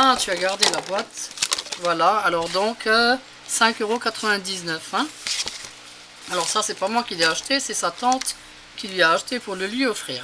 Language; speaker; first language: French; native; French